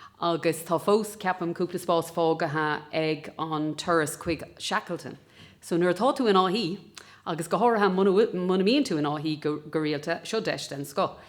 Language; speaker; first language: Irish; native; Irish